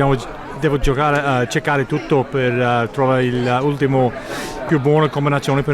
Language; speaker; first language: Italian; non-native, learner; English